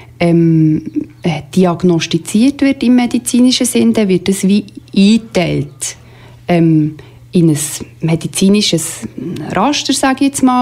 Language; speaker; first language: German; native; German